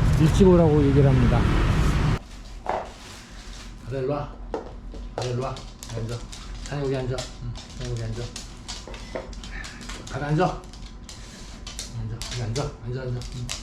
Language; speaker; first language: Korean; native; Korean